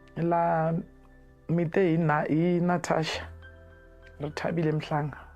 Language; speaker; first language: Zulu; non-native, local second language; Tsonga